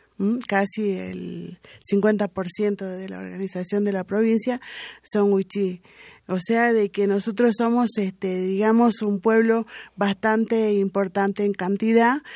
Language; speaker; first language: Spanish; non-native, local second language; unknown